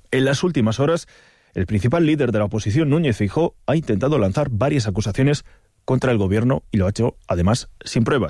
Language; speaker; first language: Spanish; native; Spanish